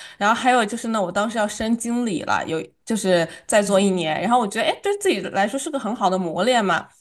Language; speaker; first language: Chinese; native; Chinese